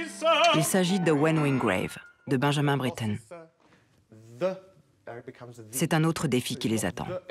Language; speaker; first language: French; native; French